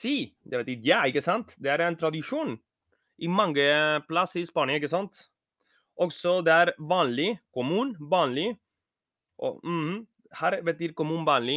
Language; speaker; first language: Norwegian; non-native, fluent; Spanish